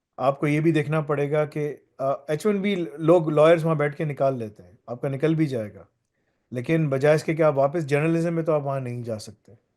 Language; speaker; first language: Urdu; native; Urdu